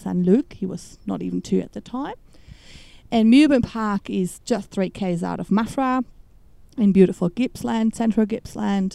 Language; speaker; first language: English; non-native, fluent; German